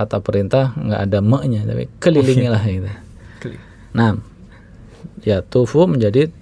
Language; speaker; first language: Indonesian; native; Indonesian